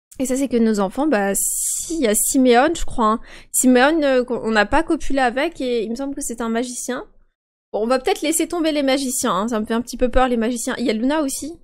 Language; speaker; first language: French; native; French